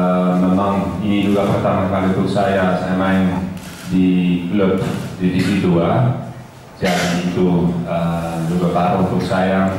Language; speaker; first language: Indonesian; non-native, fluent; Dutch